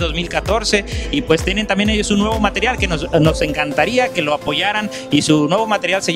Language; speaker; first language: Spanish; native; Spanish